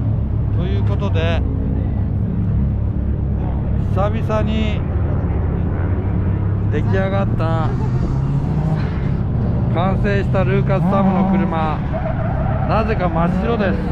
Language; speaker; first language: Japanese; native; Japanese